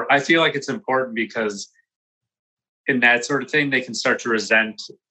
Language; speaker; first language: English; native; English